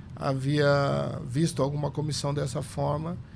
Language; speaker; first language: Portuguese; native; Portuguese